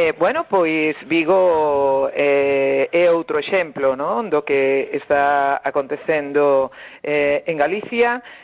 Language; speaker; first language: Galician; native; Galician